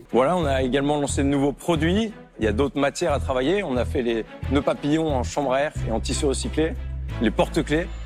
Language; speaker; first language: French; native; French